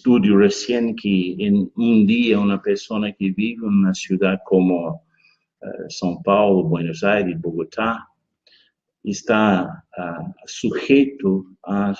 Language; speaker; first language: Spanish; non-native, fluent; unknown